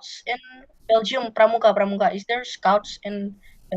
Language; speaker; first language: English; non-native, learner; Indonesian